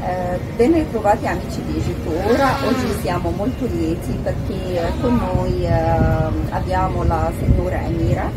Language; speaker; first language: Italian; non-native, fluent; Arabic